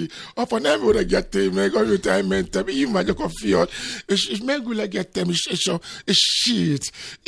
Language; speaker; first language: Hungarian; non-native, fluent; Yoruba